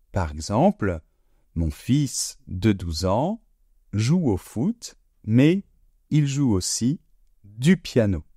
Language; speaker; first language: French; native; French